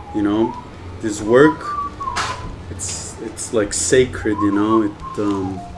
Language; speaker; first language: English; non-native, fluent; Portuguese